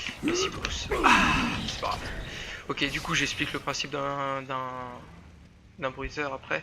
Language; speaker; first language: French; native; French